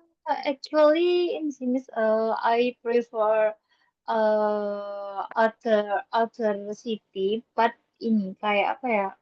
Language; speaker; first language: English; non-native, learner; Indonesian